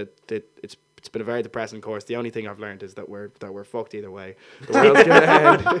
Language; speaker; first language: English; native; English